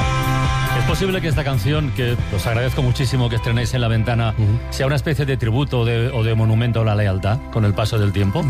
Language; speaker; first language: Spanish; native; Spanish